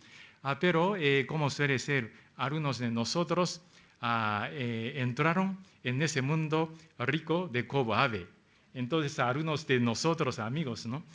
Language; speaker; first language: Spanish; non-native, fluent; Japanese